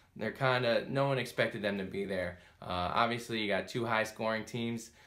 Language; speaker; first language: English; native; English